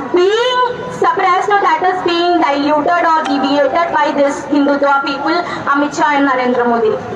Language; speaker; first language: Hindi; non-native, local second language; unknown